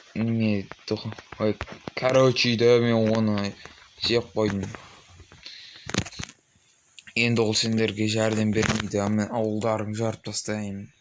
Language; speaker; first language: Kazakh; native; Kazakh